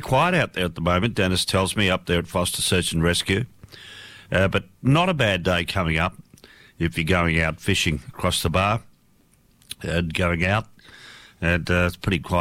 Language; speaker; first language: English; native; English